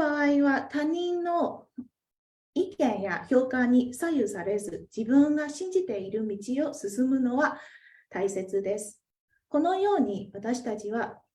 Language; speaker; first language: Japanese; non-native, fluent; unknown